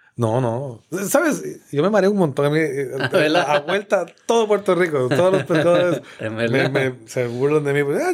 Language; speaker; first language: Spanish; native; Spanish